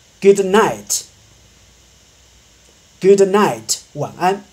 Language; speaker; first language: English; non-native, learner; Chinese